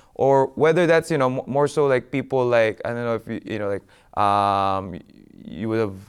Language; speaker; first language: English; non-native, local second language; Filipino